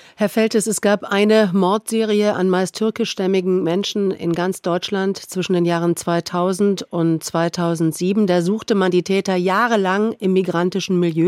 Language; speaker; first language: German; native; German